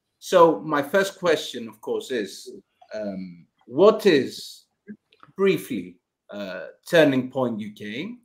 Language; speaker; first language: English; non-native, fluent; Greek